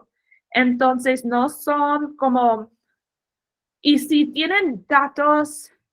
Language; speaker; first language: Spanish; non-native, fluent; English